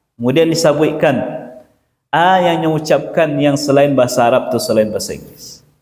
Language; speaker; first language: Malay; non-native, local second language; Minangkabau